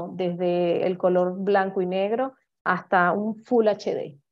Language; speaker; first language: Spanish; native; Spanish